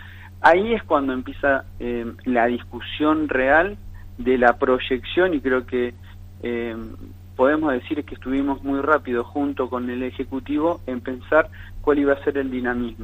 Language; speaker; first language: Spanish; native; Spanish